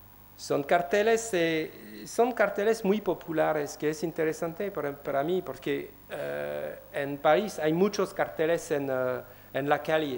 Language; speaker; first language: Spanish; non-native, learner; French